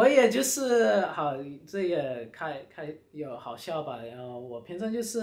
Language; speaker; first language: Chinese; early bilingual, heritage; Chinese